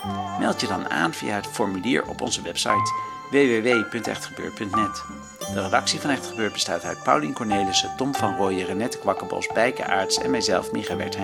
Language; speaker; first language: Dutch; native; Dutch